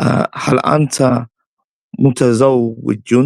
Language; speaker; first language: Arabic; non-native, learner; English